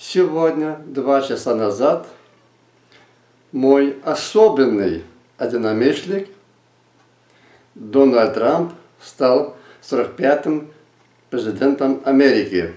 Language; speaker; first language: Russian; non-native, local second language; Lithuanian